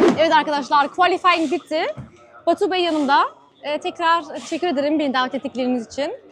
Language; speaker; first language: Turkish; early bilingual, heritage; Turkish